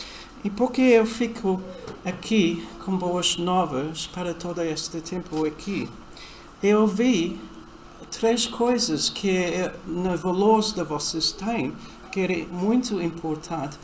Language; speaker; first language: Portuguese; non-native, fluent; English